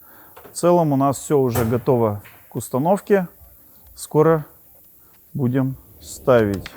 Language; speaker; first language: Russian; native; Russian